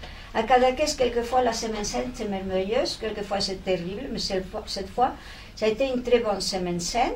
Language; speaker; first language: French; non-native, fluent; Spanish